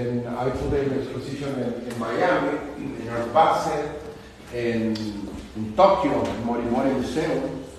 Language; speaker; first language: English; non-native, learner; Spanish